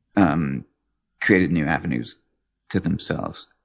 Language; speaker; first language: English; native; English